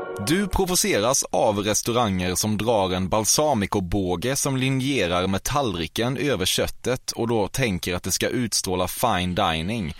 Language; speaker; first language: Swedish; native; Swedish